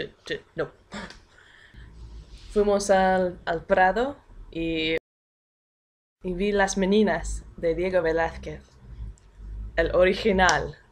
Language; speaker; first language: Spanish; non-native, fluent; English